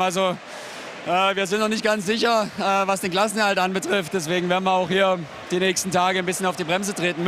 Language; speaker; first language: German; native; German